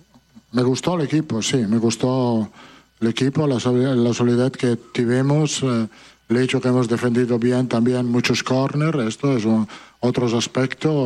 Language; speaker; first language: Spanish; non-native, fluent; Italian